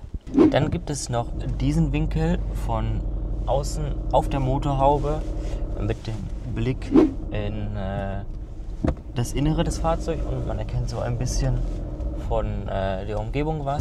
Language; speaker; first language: German; native; German